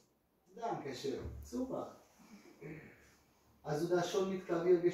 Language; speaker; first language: German; non-native, fluent; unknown